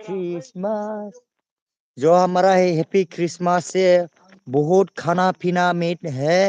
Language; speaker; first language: Hindi; non-native, local second language; Bodo